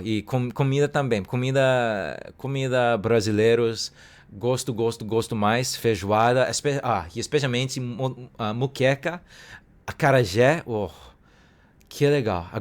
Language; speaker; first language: Portuguese; non-native, learner; Cantonese